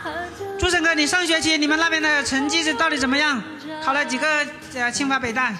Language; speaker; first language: Chinese; native; Chinese